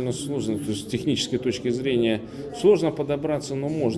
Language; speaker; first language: Russian; native; Russian